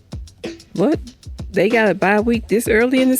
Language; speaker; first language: English; native; English